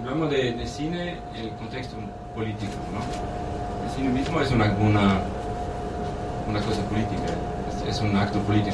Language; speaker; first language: Spanish; non-native, fluent; German